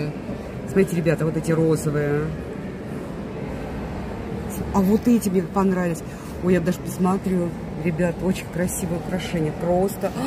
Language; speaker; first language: Russian; native; Russian